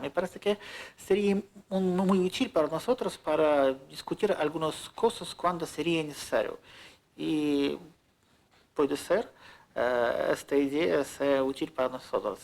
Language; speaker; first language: Spanish; non-native, fluent; Russian